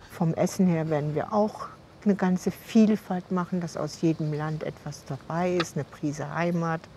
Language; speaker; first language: German; native; German